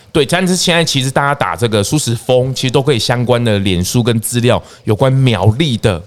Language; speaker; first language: Chinese; native; Chinese